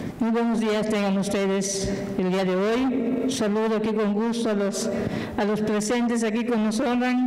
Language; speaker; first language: Spanish; non-native, local second language; Yucateco